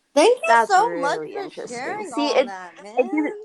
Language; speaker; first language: English; early bilingual, other home language; Kurdish